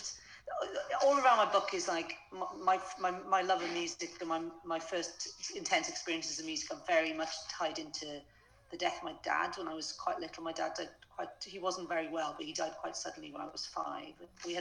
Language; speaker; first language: English; native; English